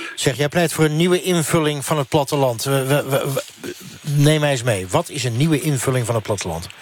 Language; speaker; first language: Dutch; native; Dutch